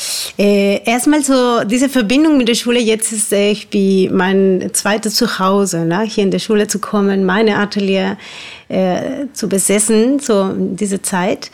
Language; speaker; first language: German; non-native, fluent; Spanish